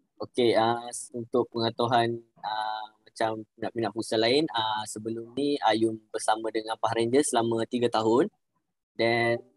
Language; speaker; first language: Malay; native; Malay